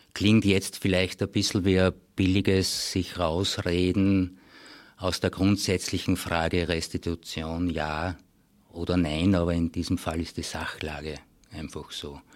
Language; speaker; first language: German; native; German